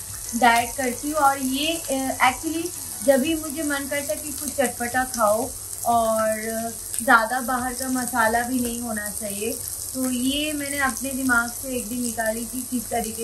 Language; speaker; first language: Hindi; non-native, local second language; Bangla